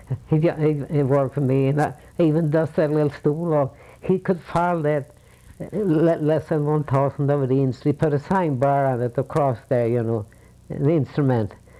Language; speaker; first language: English; non-native, fluent; Swedish